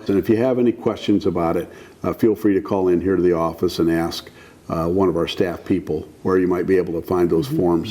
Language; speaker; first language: English; native; English